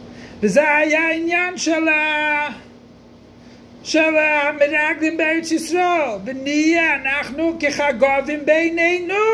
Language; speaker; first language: Hebrew; non-native, fluent; English